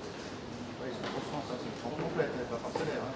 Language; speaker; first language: French; native; French